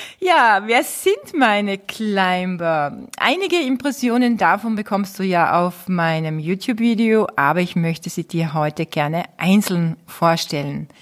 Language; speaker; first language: German; native; German